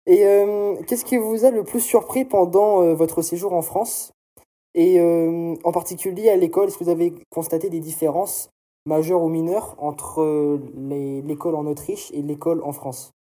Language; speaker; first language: French; native; French